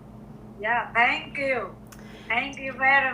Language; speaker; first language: English; non-native, learner; Vietnamese